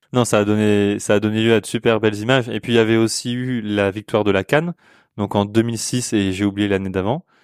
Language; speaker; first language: French; native; French